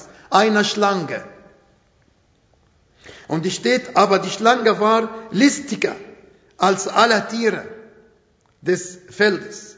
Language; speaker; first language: German; non-native, fluent; Arabic